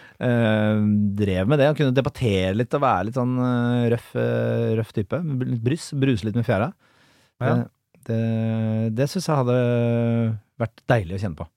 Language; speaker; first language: Norwegian; early bilingual, other home language; Persian